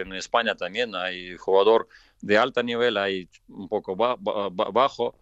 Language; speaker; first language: Spanish; non-native, fluent; Russian